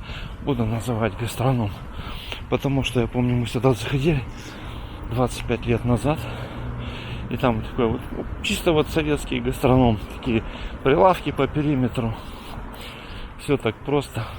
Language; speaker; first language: Russian; native; Russian